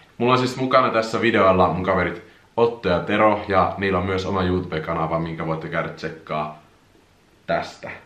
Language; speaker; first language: Finnish; native; Finnish